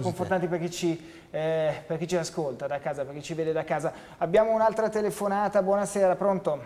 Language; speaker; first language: Italian; native; Italian